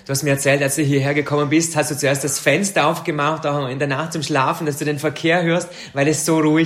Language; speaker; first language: German; native; German